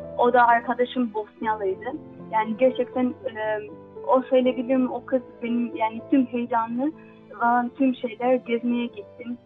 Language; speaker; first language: Turkish; non-native, learner; Albanian